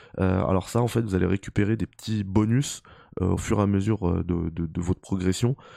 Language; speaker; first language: French; native; French